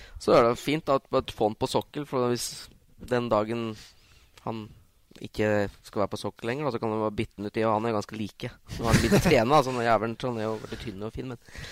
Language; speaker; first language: Norwegian; native; Norwegian